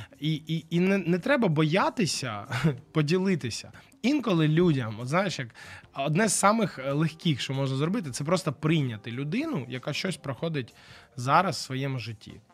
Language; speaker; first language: Ukrainian; non-native, local second language; Russian